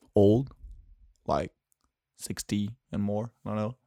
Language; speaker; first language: English; non-native, fluent; French